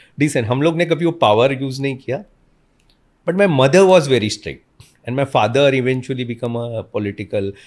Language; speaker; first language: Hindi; non-native, local second language; Malayalam